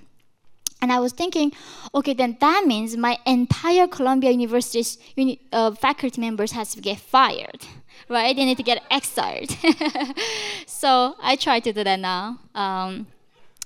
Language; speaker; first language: English; non-native, fluent; Korean